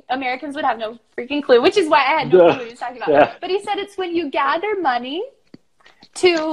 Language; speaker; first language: English; native; English